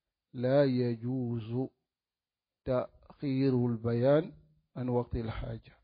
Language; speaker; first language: Arabic; non-native, fluent; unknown